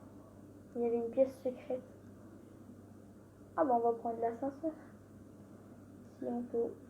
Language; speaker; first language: French; native; French